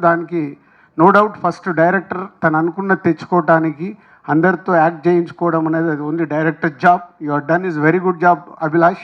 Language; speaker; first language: Telugu; native; Telugu